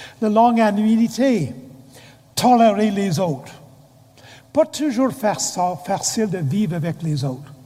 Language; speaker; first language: French; non-native, fluent; English